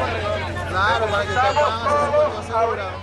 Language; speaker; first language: Spanish; native; Spanish